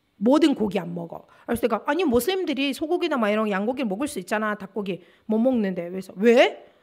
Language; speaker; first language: Korean; non-native, fluent; Russian